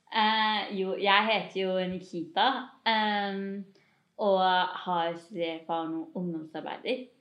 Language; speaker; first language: Norwegian; early bilingual, other home language; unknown